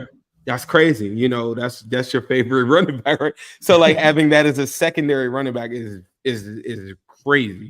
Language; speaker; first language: English; native; English